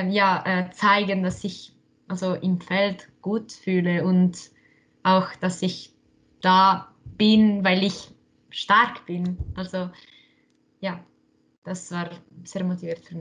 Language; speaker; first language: German; non-native, local second language; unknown